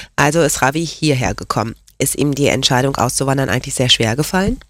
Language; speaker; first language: German; native; German